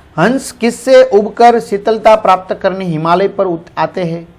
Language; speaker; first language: Hindi; non-native, local second language; Gujarati